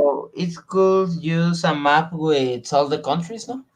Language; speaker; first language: English; non-native, learner; Spanish